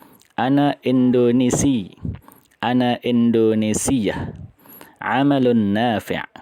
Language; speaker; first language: Arabic; non-native, fluent; Indonesian